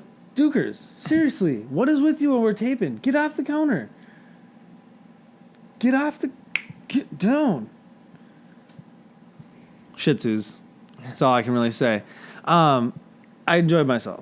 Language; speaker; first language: English; native; English